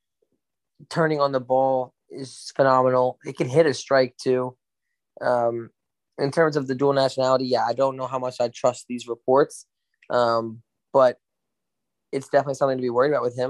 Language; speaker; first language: English; native; English